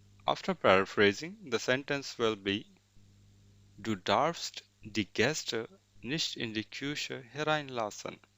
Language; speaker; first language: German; non-native, fluent; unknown